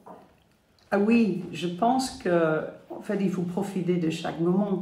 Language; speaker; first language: French; non-native, fluent; English